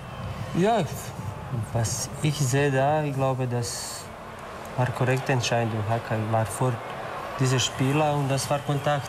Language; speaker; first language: German; non-native, learner; Croatian